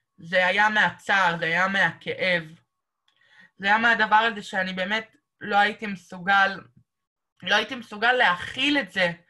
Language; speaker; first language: Hebrew; native; Hebrew